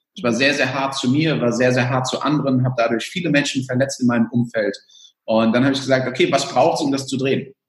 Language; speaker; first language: German; early bilingual, other home language; Spanish